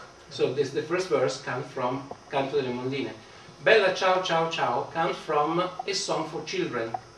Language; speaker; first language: English; non-native, fluent; Italian